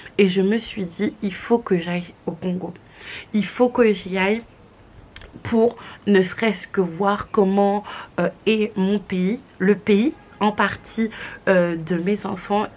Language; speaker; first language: French; native; French